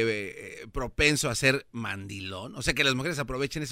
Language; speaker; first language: Spanish; native; Spanish